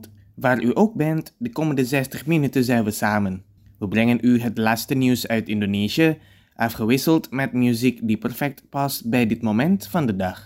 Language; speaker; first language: Dutch; non-native, fluent; Indonesian